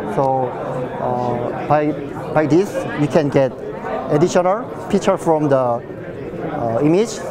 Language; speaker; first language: English; non-native, learner; Korean